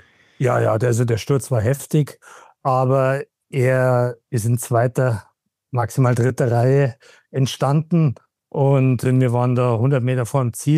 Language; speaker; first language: German; native; German